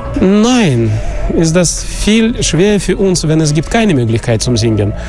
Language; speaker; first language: German; non-native, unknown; Russian